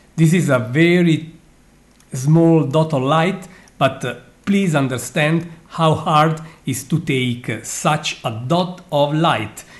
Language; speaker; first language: English; non-native, fluent; Italian